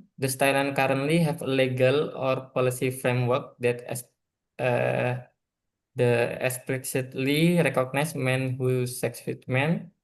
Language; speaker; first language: English; non-native, learner; Indonesian